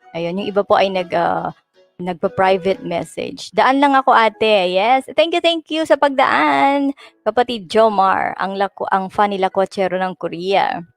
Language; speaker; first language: Filipino; native; Filipino